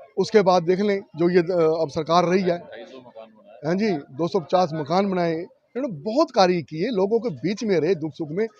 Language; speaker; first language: Hindi; native; Hindi